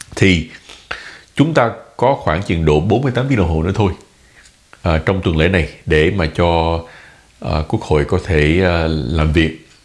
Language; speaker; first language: Vietnamese; early bilingual, heritage; Vietnamese